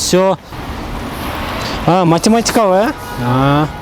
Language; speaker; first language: Russian; non-native, local second language; Kyrgyz